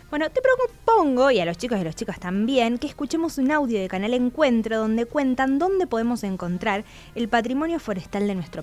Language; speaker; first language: Spanish; native; Spanish